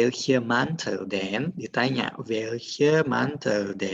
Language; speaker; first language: German; non-native, fluent; Indonesian